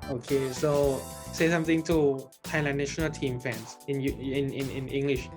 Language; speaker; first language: English; non-native, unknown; Thai